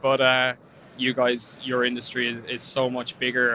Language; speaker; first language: English; native; English